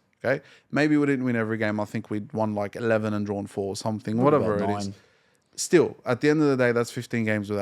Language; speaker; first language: English; native; English